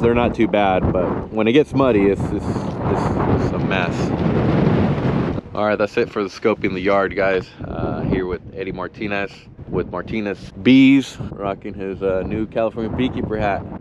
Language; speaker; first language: English; early bilingual, other home language; Spanish